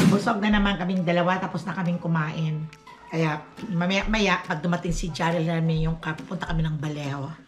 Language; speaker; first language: Filipino; native; Filipino